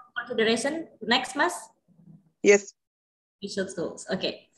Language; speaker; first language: English; non-native, learner; Indonesian